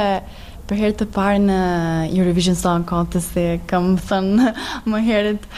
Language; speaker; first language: Albanian; non-native, learner; Serbian